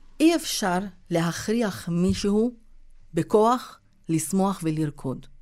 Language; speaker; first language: Hebrew; non-native, local second language; Arabic